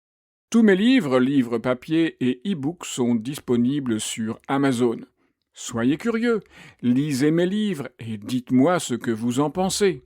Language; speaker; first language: French; native; French